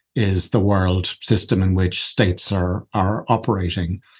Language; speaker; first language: English; native; English